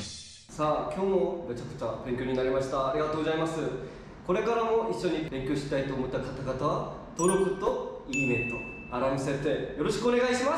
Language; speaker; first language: Japanese; non-native, fluent; Korean